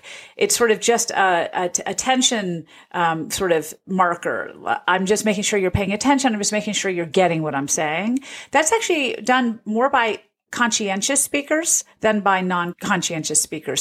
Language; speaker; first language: English; native; English